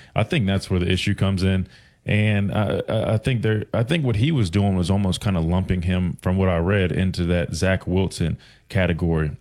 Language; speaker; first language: English; native; English